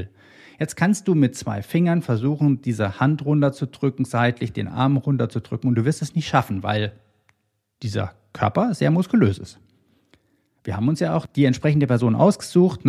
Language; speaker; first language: German; native; German